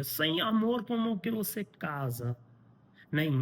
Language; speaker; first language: Portuguese; non-native, learner; Hindi